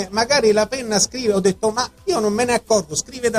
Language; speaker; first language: Italian; native; Italian